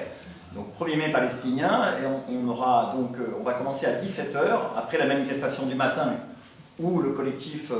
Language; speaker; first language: French; native; French